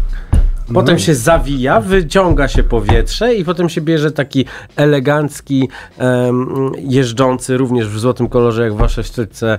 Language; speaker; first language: Polish; native; Polish